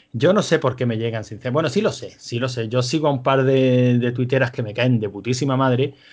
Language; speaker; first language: Spanish; native; Spanish